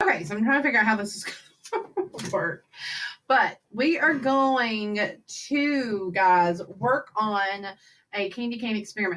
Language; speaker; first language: English; native; English